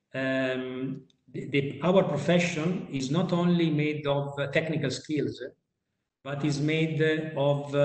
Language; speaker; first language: English; non-native, fluent; Italian